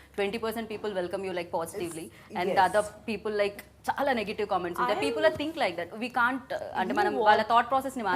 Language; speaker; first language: Telugu; native; Telugu